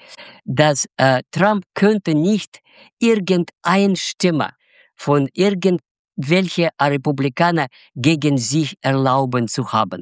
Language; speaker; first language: German; non-native, fluent; Russian